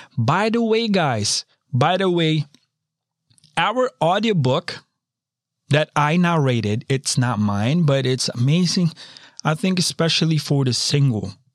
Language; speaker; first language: English; non-native, local second language; Filipino